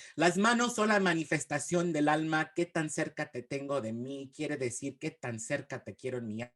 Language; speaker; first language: Spanish; early bilingual, heritage; Spanish